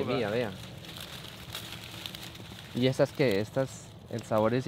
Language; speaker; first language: Spanish; native; Spanish